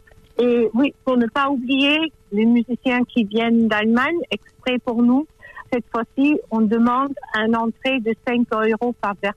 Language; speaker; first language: French; non-native, fluent; German